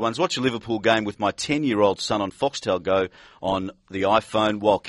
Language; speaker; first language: English; native; English